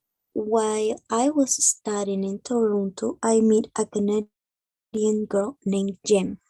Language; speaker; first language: English; non-native, learner; Spanish